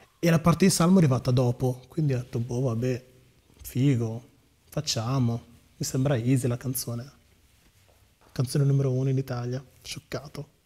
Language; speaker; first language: Italian; early bilingual, other home language; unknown